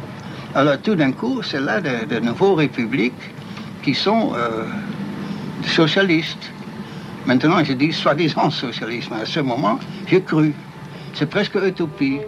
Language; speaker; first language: French; non-native, fluent; Dutch